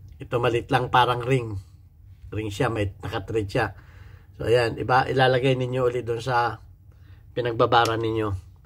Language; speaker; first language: Filipino; native; Filipino